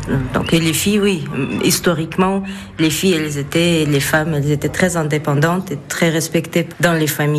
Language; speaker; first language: French; non-native, fluent; Russian